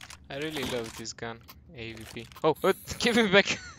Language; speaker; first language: English; non-native, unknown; Romanian